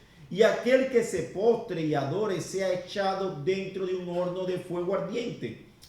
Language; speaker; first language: Spanish; native; Spanish